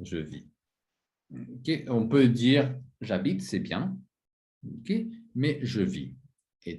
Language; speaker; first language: French; non-native, fluent; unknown